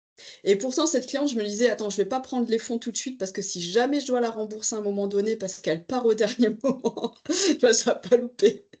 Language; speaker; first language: French; native; French